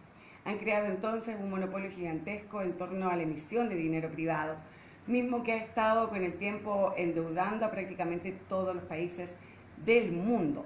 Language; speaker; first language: Spanish; native; Spanish